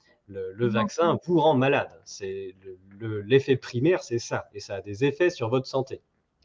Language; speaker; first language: French; native; French